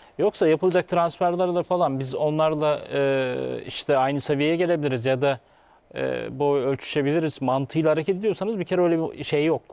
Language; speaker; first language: Turkish; native; Turkish